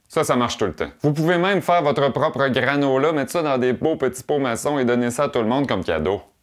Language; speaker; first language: French; native; French